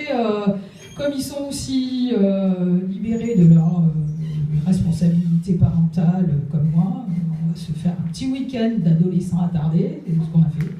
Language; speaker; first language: French; native; French